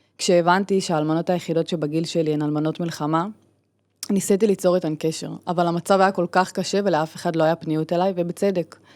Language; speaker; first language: Hebrew; native; Hebrew